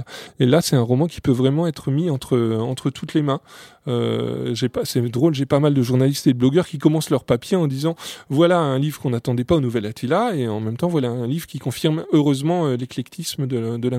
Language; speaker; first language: French; native; French